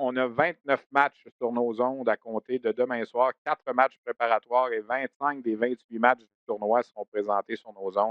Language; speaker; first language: French; native; French